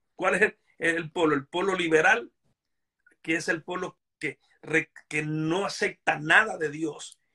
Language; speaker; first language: Spanish; native; Spanish